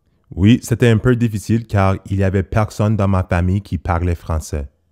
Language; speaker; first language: French; non-native, fluent; English